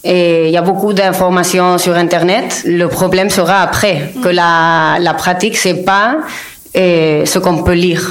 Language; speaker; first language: French; non-native, local second language; Spanish